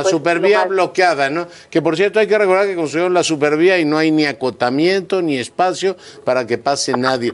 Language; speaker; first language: Spanish; native; Spanish